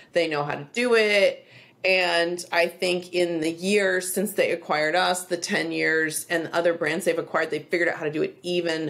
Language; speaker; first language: English; native; English